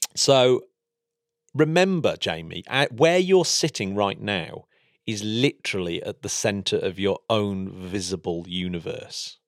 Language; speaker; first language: English; native; English